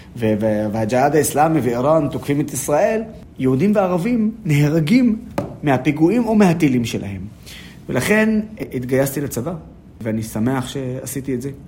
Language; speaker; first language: Hebrew; non-native, local second language; Arabic